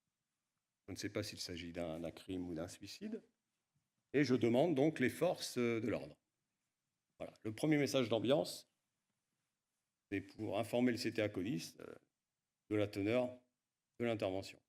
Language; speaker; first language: French; native; French